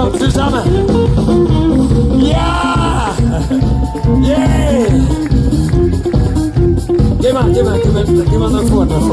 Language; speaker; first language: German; non-native, learner; Dutch